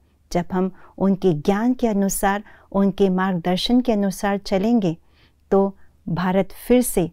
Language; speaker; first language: Hindi; native; Hindi